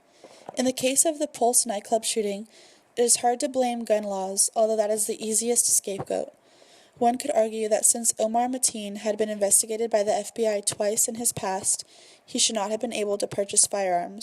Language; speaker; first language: English; native; English